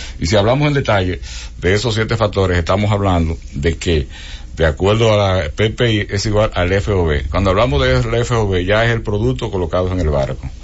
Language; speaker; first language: Spanish; native; Spanish